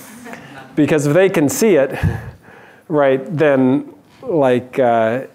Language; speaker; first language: English; native; English